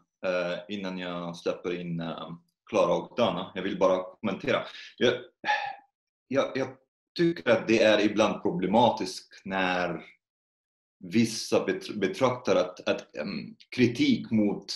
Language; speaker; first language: Swedish; non-native, fluent; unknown